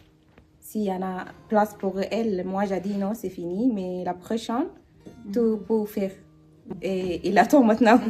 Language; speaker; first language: French; non-native, learner; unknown